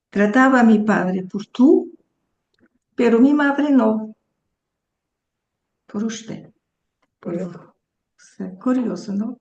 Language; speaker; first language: Spanish; early bilingual, heritage; Portuguese